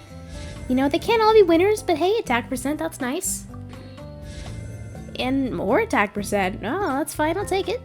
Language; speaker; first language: English; native; English